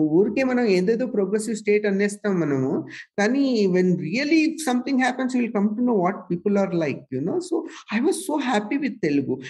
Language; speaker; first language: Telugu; non-native, local second language; Kannada